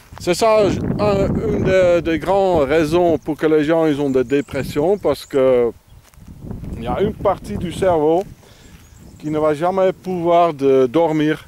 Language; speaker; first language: French; non-native, fluent; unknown